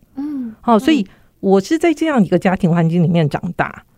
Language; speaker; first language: Chinese; native; Chinese